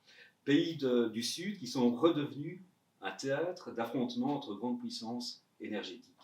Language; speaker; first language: French; native; French